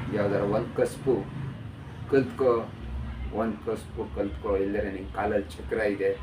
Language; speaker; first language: Kannada; non-native, local second language; Urdu